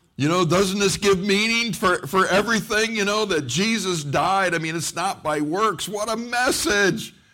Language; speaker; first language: English; native; English